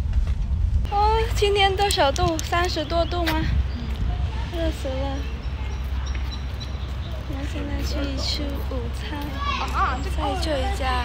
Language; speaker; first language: Chinese; non-native, fluent; Vietnamese